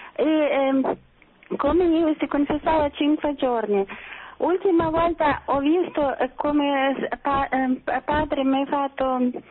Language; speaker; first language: Italian; non-native, learner; Russian